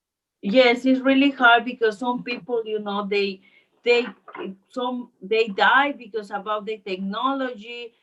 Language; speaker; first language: English; non-native, learner; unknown